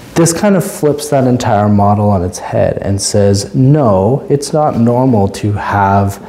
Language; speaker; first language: English; native; English